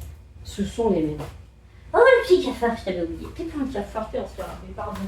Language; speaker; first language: French; native; French